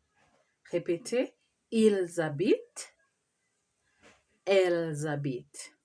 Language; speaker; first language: French; non-native, fluent; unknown